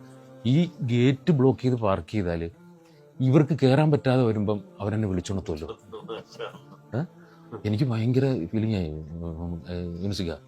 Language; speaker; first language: Malayalam; native; Malayalam